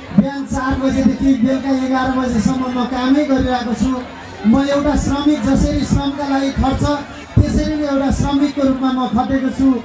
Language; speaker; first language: Nepali; native; Nepali